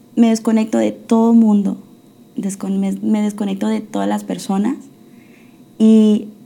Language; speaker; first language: Spanish; early bilingual, heritage; Spanish